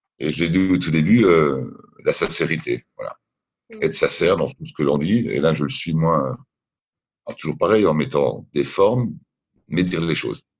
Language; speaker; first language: French; native; French